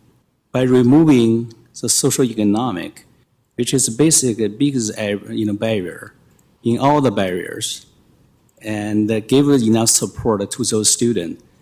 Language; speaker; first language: English; non-native, fluent; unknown